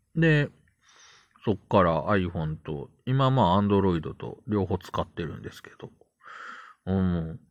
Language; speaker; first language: Japanese; native; Japanese